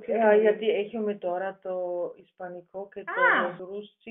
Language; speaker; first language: Greek; non-native, learner; German